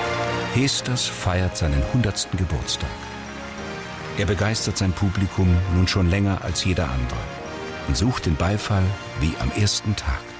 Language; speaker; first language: German; native; German